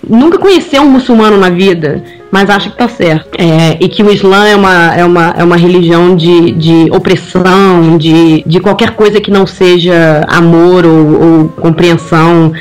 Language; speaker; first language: Portuguese; native; Portuguese